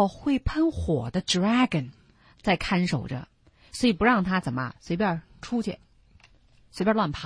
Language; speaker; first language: Chinese; native; Chinese